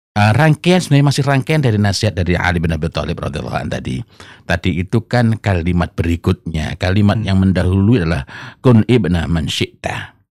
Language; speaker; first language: Indonesian; non-native, local second language; Javanese